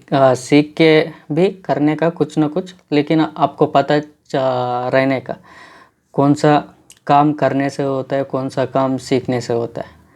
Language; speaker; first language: Hindi; non-native, local second language; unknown